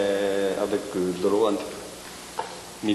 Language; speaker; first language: French; non-native, learner; Japanese